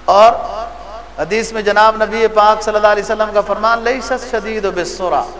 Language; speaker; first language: Urdu; native; Urdu